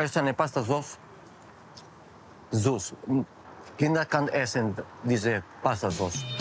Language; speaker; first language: German; non-native, learner; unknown